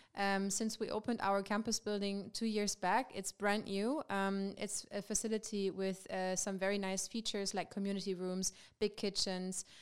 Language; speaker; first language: English; non-native, fluent; German